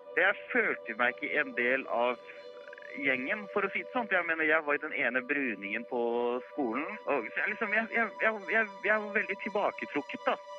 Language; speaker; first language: Norwegian; early bilingual, other home language; Urdu